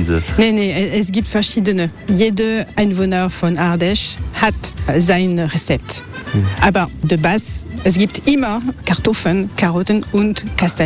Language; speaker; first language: German; non-native, learner; French